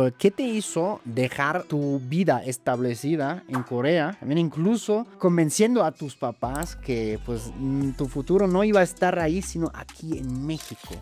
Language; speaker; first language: Spanish; non-native, fluent; German